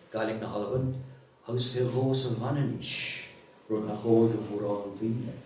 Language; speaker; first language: Irish; native; Irish